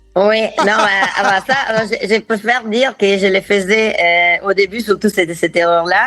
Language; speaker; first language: French; non-native, fluent; Italian